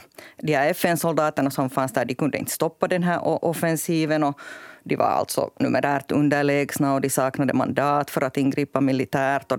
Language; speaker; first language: Swedish; native; Swedish